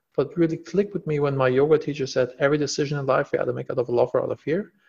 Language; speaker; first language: English; non-native, fluent; German